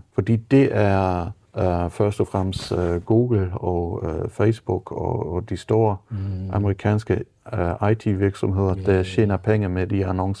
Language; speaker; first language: Danish; non-native, fluent; German